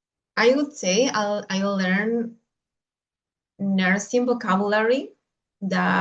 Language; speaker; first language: English; non-native, learner; Spanish